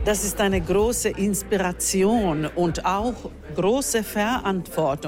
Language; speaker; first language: German; non-native, fluent; Finnish